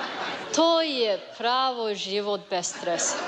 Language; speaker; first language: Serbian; non-native, learner; Chinese